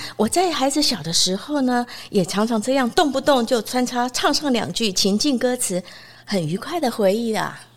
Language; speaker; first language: Chinese; non-native, local second language; Min Nan Chinese